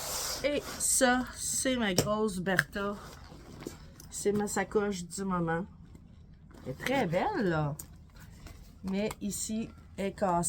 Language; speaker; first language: French; native; French